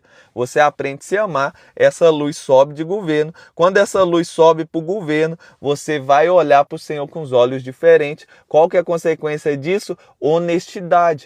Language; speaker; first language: Portuguese; native; Portuguese